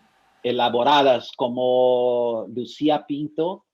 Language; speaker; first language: Spanish; non-native, fluent; Portuguese